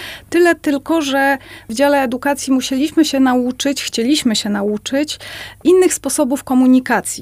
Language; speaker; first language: Polish; native; Polish